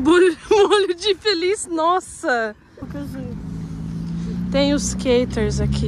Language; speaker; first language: Portuguese; non-native, fluent; Russian